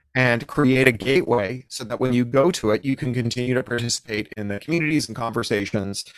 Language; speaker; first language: English; native; English